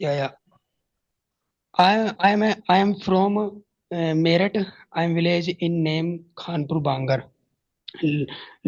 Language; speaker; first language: English; non-native, learner; Hindi